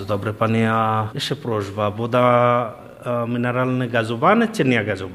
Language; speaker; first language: Polish; non-native, learner; Bangla